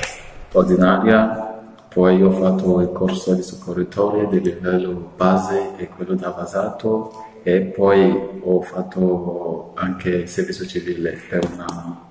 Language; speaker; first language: Italian; non-native, fluent; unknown